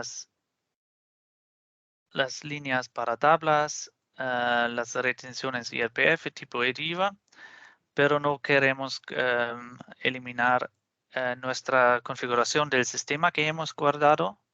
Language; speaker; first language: Spanish; non-native, fluent; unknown